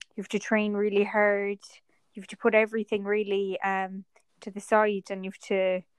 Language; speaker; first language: English; native; English